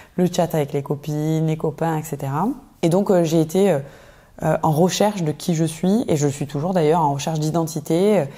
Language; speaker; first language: French; native; French